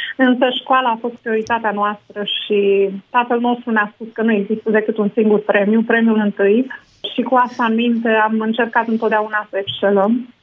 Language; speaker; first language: Romanian; native; Romanian